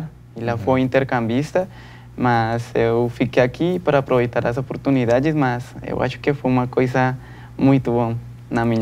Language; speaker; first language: Portuguese; non-native, learner; Spanish